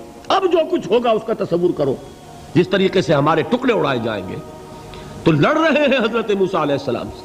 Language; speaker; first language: Urdu; native; Urdu